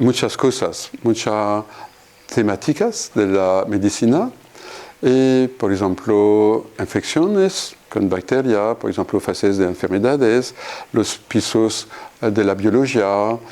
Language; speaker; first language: Spanish; non-native, fluent; French